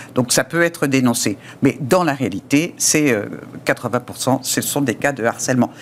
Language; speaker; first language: French; native; French